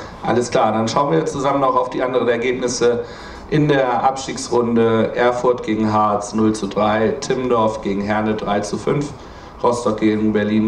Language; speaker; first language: German; native; German